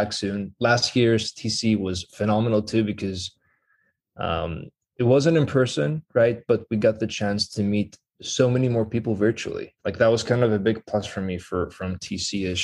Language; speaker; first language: English; non-native, fluent; Greek